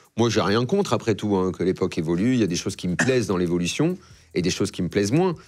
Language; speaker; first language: French; native; French